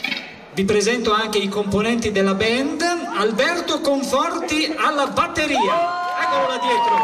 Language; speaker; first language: Italian; native; Italian